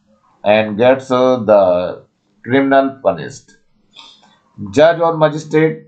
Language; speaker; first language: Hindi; native; Hindi